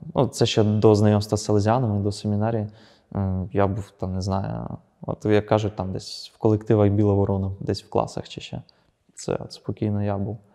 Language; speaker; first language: Ukrainian; early bilingual, other home language; Russian